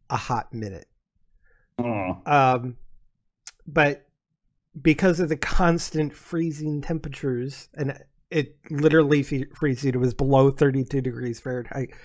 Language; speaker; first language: English; native; English